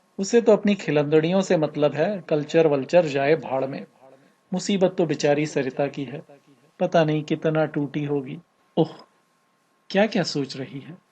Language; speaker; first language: Hindi; native; Hindi